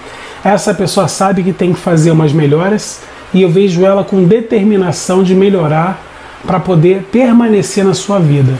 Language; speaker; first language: Portuguese; native; Portuguese